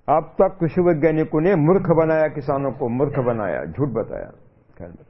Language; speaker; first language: Hindi; non-native, local second language; Marathi